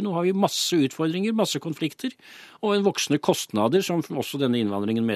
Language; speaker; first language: Norwegian; native; Norwegian